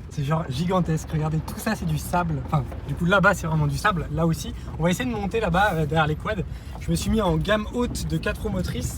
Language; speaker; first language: French; native; French